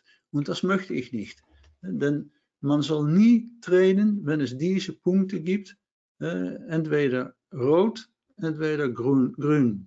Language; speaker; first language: German; non-native, learner; Dutch